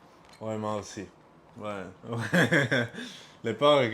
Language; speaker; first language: French; non-native, learner; Italian